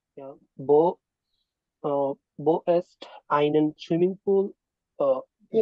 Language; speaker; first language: German; non-native, learner; Bangla